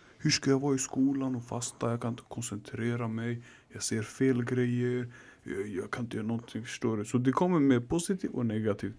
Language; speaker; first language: Swedish; early bilingual, other home language; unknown